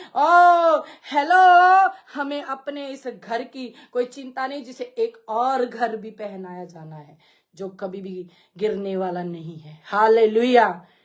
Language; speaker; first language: Hindi; non-native, local second language; Punjabi